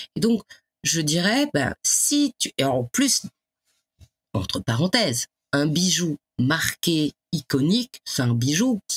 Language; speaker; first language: French; native; French